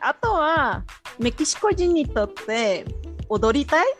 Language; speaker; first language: Japanese; non-native, fluent; Spanish